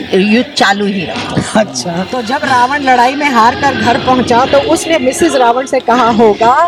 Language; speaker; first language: Hindi; non-native, local second language; Marathi